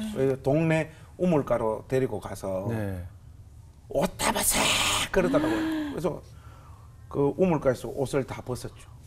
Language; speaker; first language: Korean; native; Korean